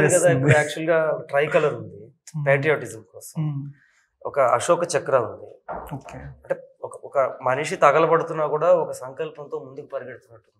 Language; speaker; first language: Telugu; native; Telugu